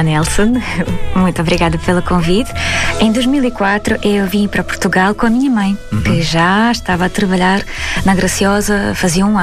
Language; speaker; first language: Portuguese; non-native, fluent; Belarusian